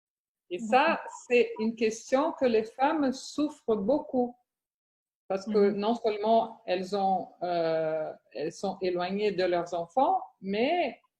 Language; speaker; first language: French; non-native, fluent; Portuguese